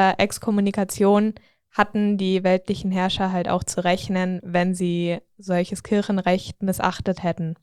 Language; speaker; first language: German; native; German